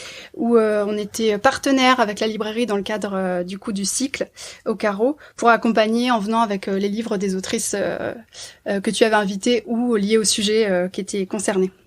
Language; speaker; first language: French; native; French